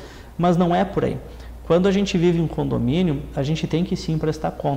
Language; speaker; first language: Portuguese; native; Portuguese